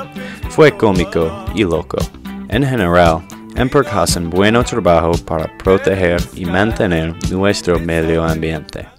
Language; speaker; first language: Spanish; non-native, learner; English